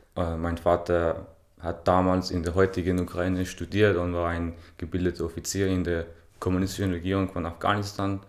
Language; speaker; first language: German; non-native, fluent; Persian